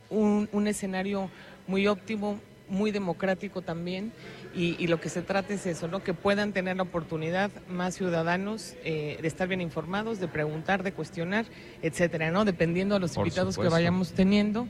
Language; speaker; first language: Spanish; native; Spanish